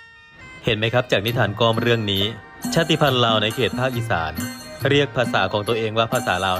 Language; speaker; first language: Thai; native; Thai